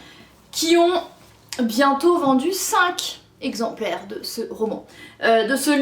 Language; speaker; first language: French; native; French